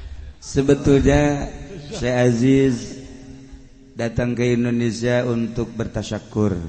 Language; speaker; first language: Indonesian; non-native, local second language; Sundanese